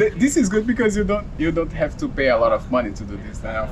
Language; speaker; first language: English; non-native, learner; Portuguese